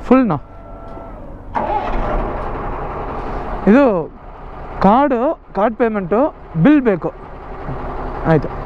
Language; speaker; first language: Kannada; non-native, learner; Tamil